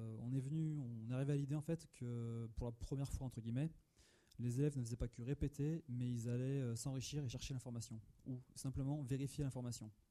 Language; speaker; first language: French; native; French